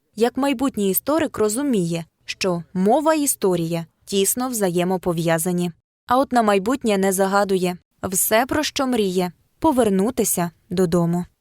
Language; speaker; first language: Ukrainian; native; Ukrainian